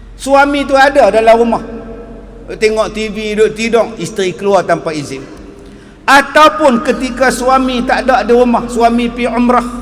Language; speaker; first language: Malay; native; Malay